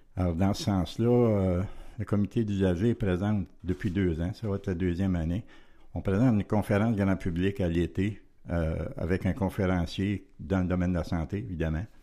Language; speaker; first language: French; native; French